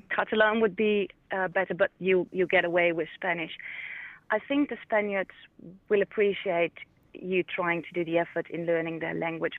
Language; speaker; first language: English; non-native, fluent; Dutch